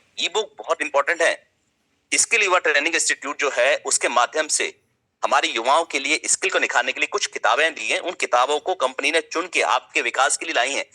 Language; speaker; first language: Hindi; native; Hindi